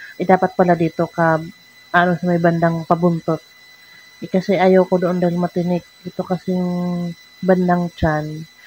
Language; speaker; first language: Filipino; non-native, local second language; Cebuano